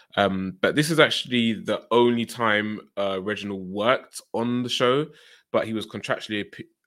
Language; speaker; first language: English; native; English